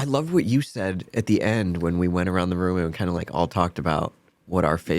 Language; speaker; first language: English; native; English